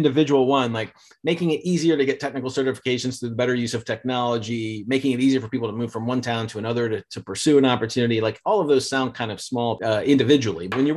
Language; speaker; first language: English; native; English